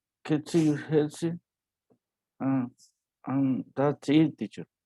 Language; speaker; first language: English; non-native, learner; Spanish